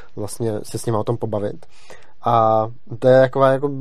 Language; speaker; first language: Czech; native; Czech